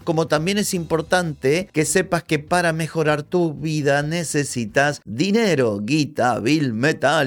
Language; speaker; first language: Spanish; native; Spanish